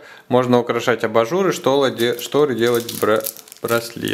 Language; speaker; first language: Russian; native; Russian